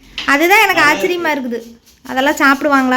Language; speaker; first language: Tamil; native; Tamil